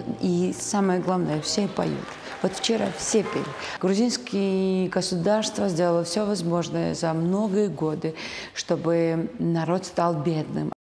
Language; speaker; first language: Russian; non-native, local second language; Georgian